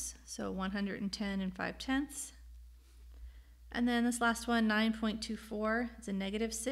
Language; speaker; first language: English; native; English